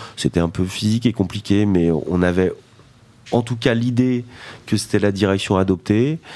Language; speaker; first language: French; native; French